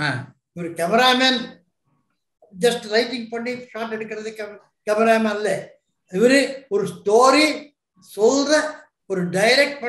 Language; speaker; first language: Tamil; non-native, local second language; Telugu